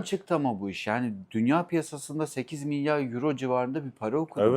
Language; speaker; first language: Turkish; native; Turkish